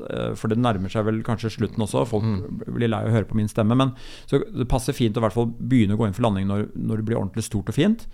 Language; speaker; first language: Norwegian; native; Norwegian